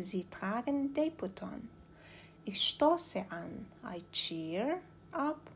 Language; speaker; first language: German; non-native, learner; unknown